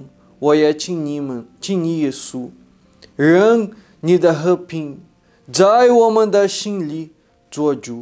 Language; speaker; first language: Chinese; non-native, fluent; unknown